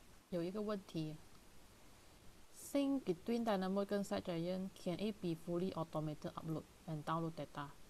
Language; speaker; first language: English; non-native, local second language; Chinese